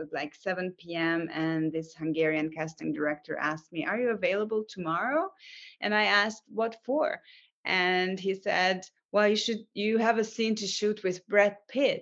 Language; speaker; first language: English; non-native, fluent; Hungarian